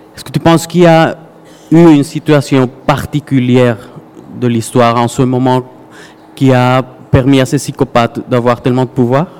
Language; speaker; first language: French; non-native, fluent; Spanish